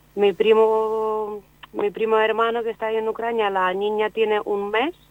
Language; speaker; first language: Spanish; non-native, fluent; Ukrainian